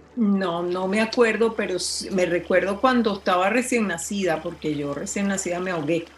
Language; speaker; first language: Spanish; native; Spanish